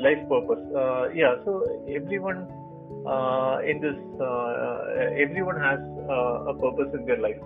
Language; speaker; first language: English; non-native, local second language; Malayalam